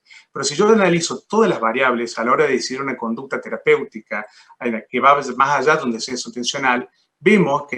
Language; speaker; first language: Spanish; native; Spanish